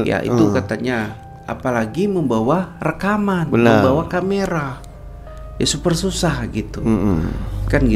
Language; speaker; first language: Indonesian; native; Indonesian